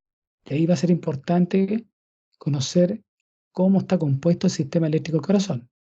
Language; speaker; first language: Spanish; native; Spanish